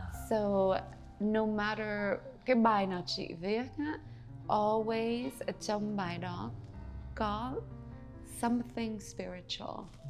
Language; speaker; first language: Vietnamese; early bilingual, other home language; English